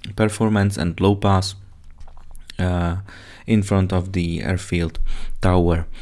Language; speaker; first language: English; non-native, fluent; Czech